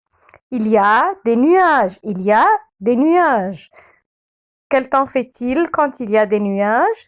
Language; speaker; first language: French; non-native, fluent; Arabic